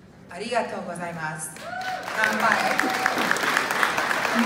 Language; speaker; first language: Japanese; non-native, learner; English